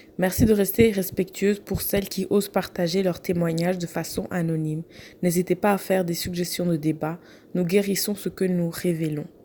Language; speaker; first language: French; non-native, fluent; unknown